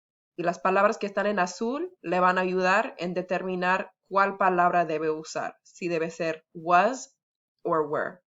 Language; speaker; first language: Spanish; early bilingual, heritage; Spanish